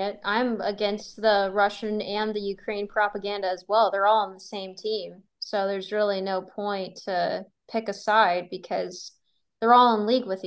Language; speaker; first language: English; native; English